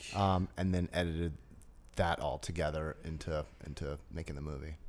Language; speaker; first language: English; native; English